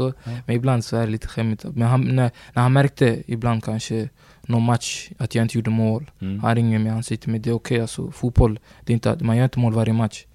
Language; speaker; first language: Swedish; early bilingual, other home language; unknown